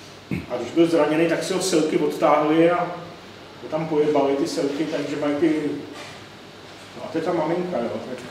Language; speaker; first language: Czech; native; Czech